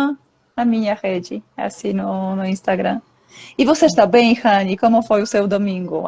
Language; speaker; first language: Portuguese; non-native, fluent; Polish